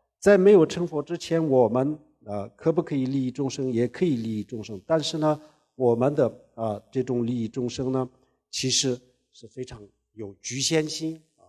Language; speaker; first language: Chinese; non-native, local second language; Tibetan